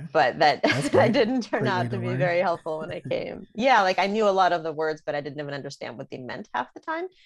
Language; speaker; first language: English; early bilingual, other home language; Russian